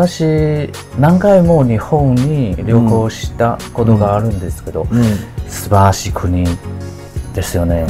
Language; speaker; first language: Japanese; non-native, learner; Chinese